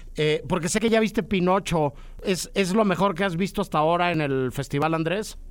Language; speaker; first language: Spanish; native; Spanish